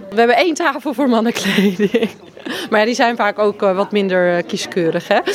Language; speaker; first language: Dutch; native; Dutch